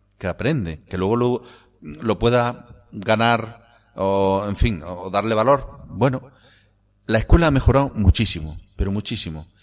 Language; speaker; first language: Spanish; native; Spanish